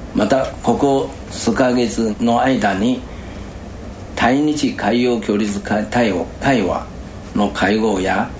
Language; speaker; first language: Japanese; non-native, fluent; Chinese